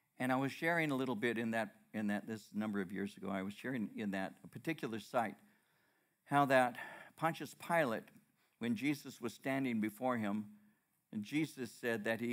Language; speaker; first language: English; native; English